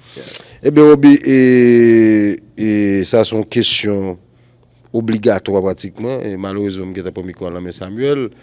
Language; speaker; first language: French; non-native, local second language; Haitian Creole